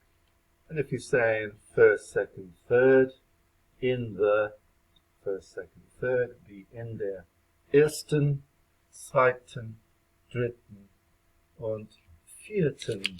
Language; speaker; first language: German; non-native, fluent; English